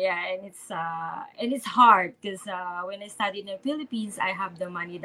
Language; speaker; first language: English; non-native, local second language; Filipino